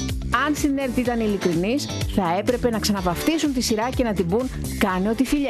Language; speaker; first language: Greek; native; Greek